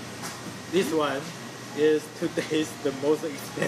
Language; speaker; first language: English; non-native, learner; Chinese